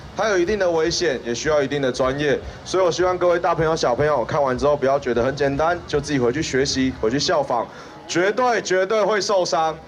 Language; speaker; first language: Chinese; native; Chinese